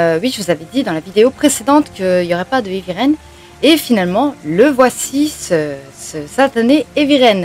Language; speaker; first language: French; native; French